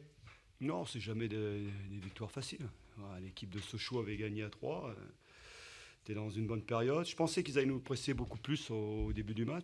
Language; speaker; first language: French; native; French